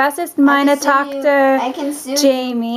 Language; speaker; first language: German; non-native, learner; English